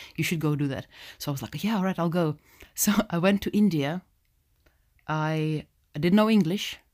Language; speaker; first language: English; non-native, fluent; Russian